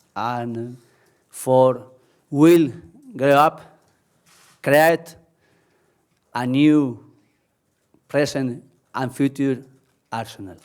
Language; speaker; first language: English; non-native, learner; Spanish